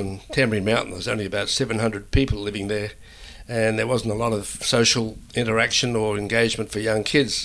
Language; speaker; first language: English; native; English